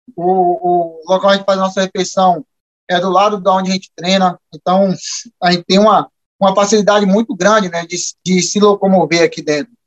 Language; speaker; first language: Portuguese; native; Portuguese